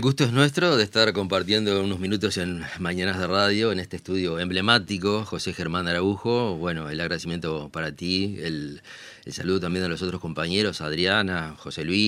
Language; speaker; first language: Spanish; native; Spanish